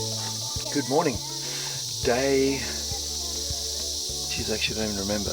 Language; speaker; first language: English; native; English